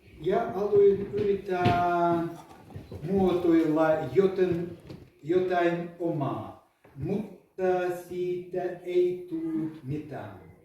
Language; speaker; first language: Finnish; non-native, learner; Ukrainian